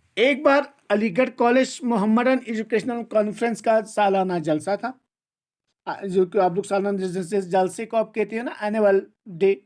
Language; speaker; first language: Urdu; non-native, local second language; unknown